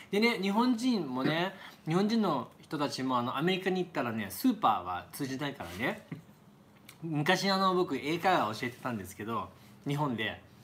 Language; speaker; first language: Japanese; native; Japanese